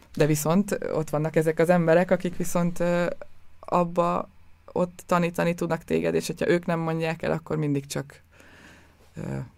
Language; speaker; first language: Hungarian; native; Hungarian